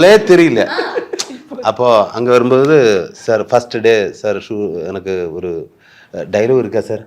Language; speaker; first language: Tamil; non-native, learner; Malayalam